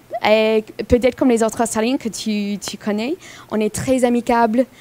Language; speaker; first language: French; non-native, fluent; English